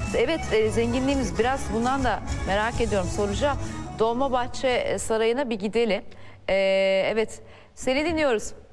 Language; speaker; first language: Turkish; native; Turkish